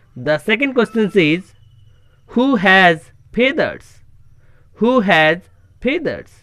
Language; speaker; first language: English; non-native, local second language; Bangla